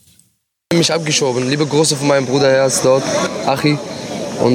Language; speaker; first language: German; non-native, learner; Arabic